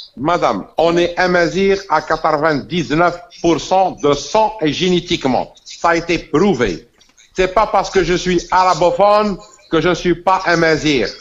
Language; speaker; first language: French; non-native, local second language; Arabic